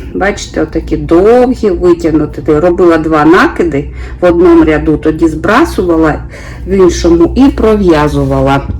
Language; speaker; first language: Ukrainian; non-native, local second language; Russian